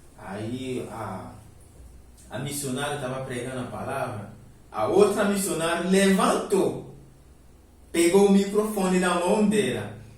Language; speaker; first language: Portuguese; non-native, fluent; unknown